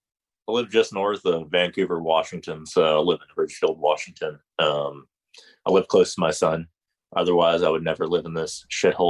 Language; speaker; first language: English; native; English